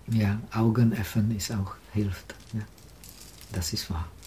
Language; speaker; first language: German; non-native, learner; Czech